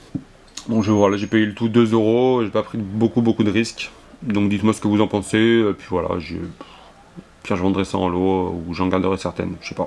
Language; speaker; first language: French; native; French